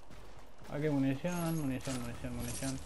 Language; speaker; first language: Spanish; native; Spanish